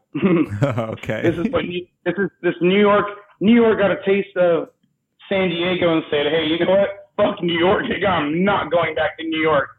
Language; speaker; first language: English; native; English